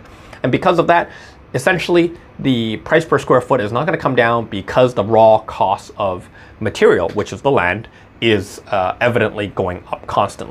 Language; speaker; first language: English; non-native, local second language; Cantonese